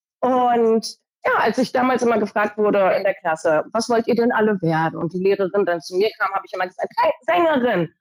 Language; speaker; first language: German; early bilingual, other home language; Portuguese